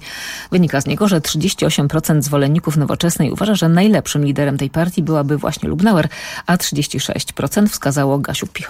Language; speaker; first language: Polish; native; Polish